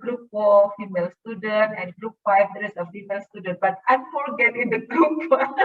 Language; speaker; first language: English; non-native, fluent; Indonesian